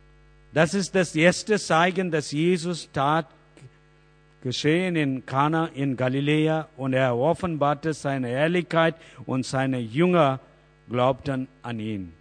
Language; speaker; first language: German; non-native, learner; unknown